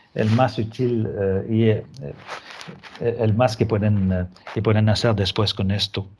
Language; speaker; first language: Spanish; non-native, fluent; French